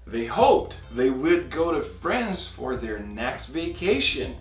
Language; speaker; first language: English; non-native, fluent; Portuguese